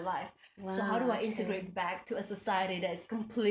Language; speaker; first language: English; non-native, local second language; Indonesian